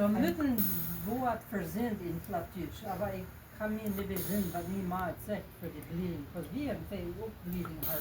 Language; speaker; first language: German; early bilingual, heritage; Low German